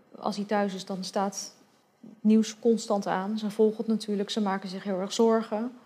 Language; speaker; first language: Dutch; native; Dutch